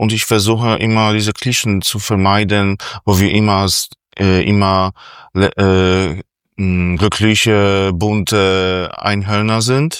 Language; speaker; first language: German; non-native, fluent; Polish